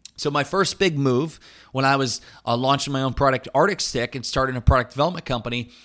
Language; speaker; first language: English; native; English